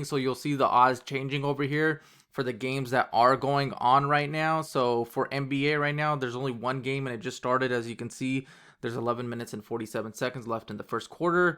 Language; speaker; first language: English; native; English